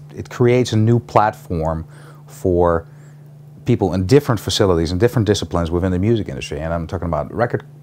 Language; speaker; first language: English; non-native, fluent; Dutch